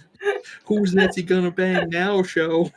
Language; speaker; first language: English; native; English